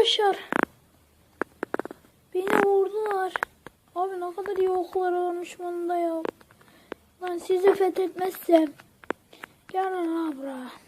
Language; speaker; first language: Turkish; native; Turkish